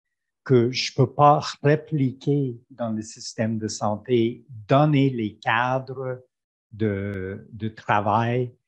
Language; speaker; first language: French; non-native, fluent; English